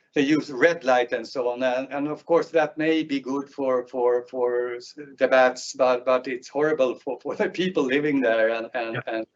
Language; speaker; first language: English; non-native, fluent; Swedish